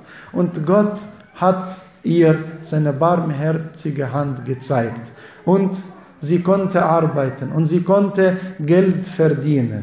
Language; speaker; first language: German; non-native, fluent; Arabic